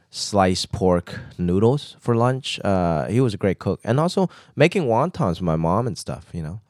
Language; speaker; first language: English; non-native, local second language; Cantonese